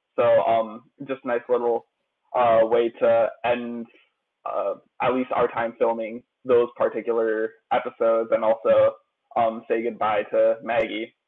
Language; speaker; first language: English; native; English